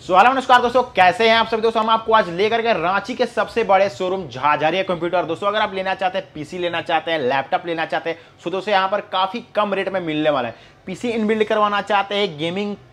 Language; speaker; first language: Hindi; native; Hindi